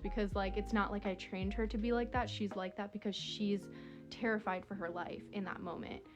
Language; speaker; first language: English; native; English